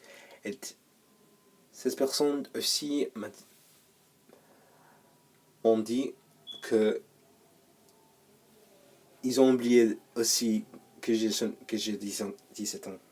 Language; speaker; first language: French; non-native, learner; English